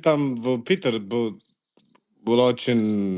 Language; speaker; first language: Russian; non-native, learner; Igbo